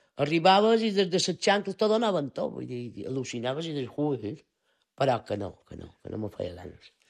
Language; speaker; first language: Catalan; native; Catalan